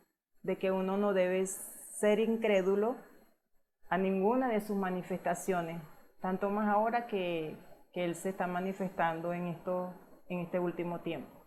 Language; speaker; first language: Spanish; native; Spanish